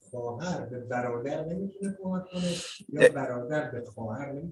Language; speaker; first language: Persian; native; Persian